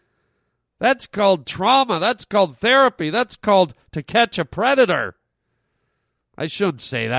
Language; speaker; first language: English; native; English